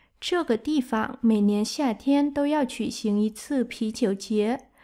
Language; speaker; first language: Chinese; non-native, fluent; Vietnamese